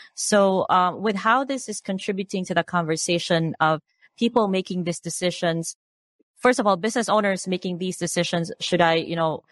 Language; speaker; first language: English; non-native, local second language; Cebuano